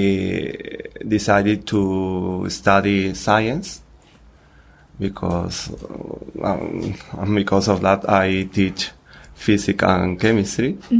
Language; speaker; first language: English; non-native, learner; Spanish